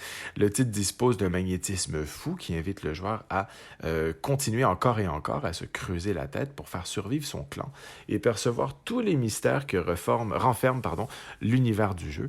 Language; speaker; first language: French; native; French